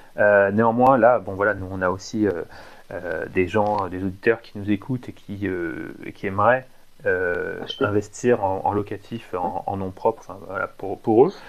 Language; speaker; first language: French; native; French